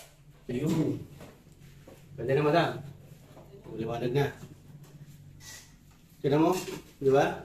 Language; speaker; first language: Filipino; native; Filipino